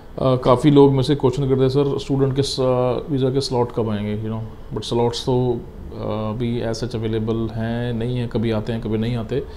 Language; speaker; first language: Hindi; non-native, local second language; Punjabi